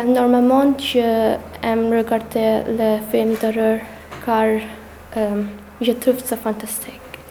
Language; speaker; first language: French; non-native, learner; English